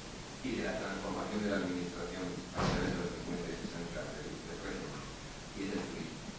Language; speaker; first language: Spanish; native; Spanish